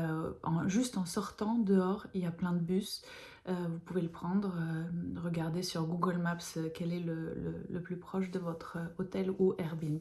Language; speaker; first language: French; non-native, fluent; Lithuanian